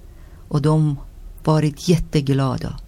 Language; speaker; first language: Swedish; non-native, learner; Persian